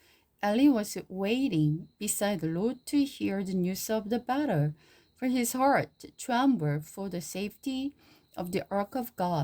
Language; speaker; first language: English; non-native, learner; Korean